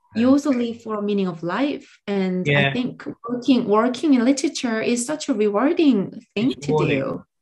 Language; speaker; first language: English; non-native, fluent; Korean